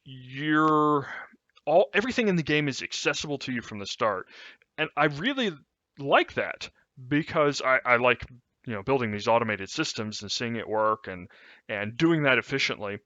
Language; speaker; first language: English; native; English